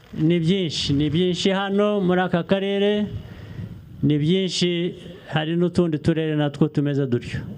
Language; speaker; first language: Kinyarwanda; early bilingual, heritage; Kinyarwanda